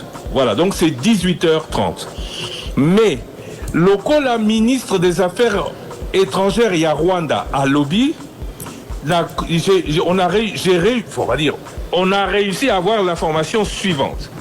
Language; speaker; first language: French; non-native, local second language; Lingala